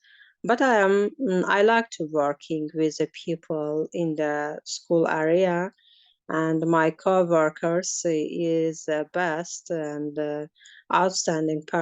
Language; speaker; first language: English; non-native, learner; Azerbaijani